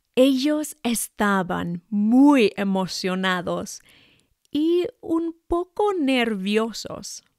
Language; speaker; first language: Spanish; non-native, fluent; English